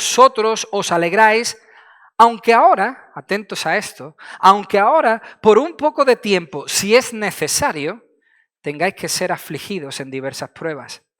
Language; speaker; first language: Spanish; native; Spanish